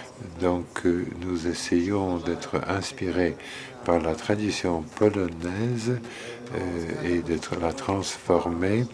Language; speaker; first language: French; non-native, fluent; Polish